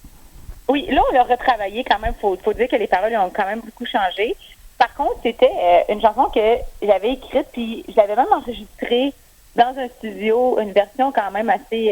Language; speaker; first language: French; native; French